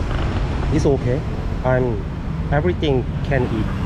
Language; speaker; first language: English; non-native, learner; Korean